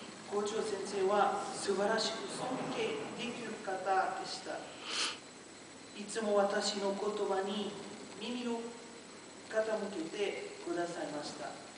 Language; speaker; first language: Japanese; non-native, learner; Portuguese